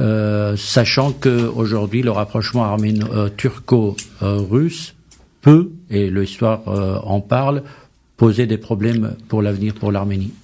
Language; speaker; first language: French; native; French